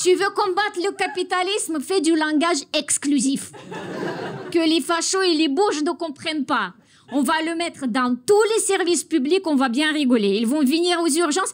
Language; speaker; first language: French; non-native, fluent; Russian